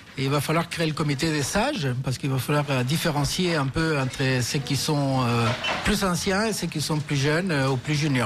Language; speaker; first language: French; non-native, fluent; Spanish